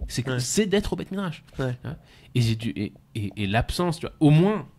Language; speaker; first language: French; native; French